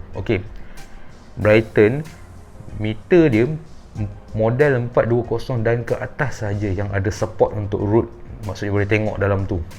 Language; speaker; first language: Malay; native; Malay